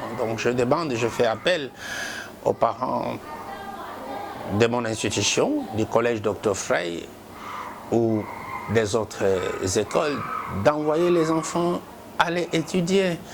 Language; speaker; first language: French; non-native, local second language; Lingala